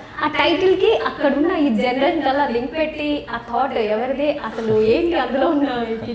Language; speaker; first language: Telugu; native; Telugu